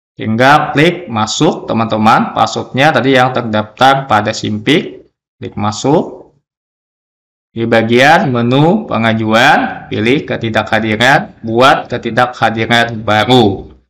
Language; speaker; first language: Indonesian; native; Indonesian